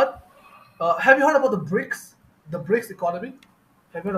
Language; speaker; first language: English; non-native, fluent; Bangla